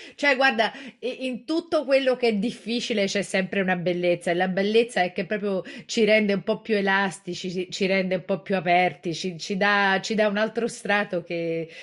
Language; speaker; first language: Italian; native; Italian